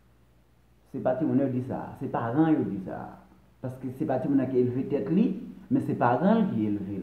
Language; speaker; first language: French; non-native, local second language; Haitian Creole